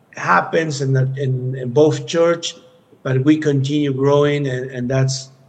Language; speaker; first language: English; non-native, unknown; Spanish